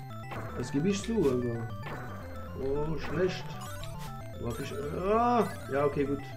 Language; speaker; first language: German; non-native, learner; French